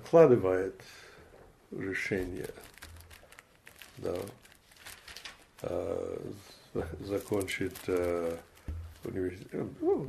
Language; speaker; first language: Russian; non-native, fluent; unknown